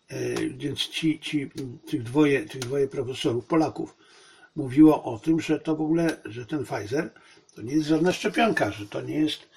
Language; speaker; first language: Polish; native; Polish